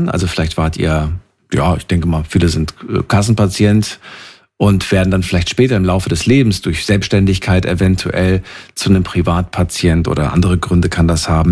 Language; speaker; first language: German; native; German